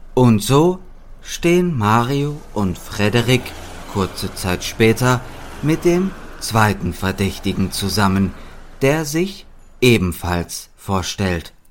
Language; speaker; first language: German; native; German